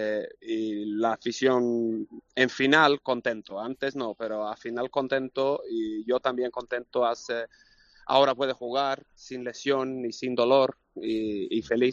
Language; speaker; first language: Spanish; non-native, learner; Swedish